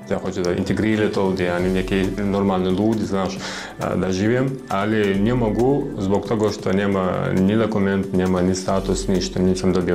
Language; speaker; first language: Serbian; non-native, learner; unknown